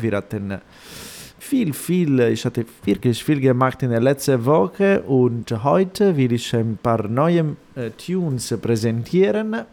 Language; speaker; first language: German; non-native, fluent; Italian